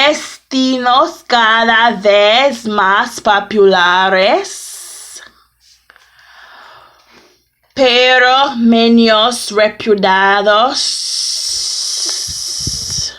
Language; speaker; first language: Spanish; non-native, learner; English